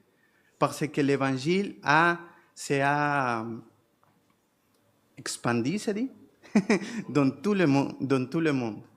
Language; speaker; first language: French; non-native, fluent; Spanish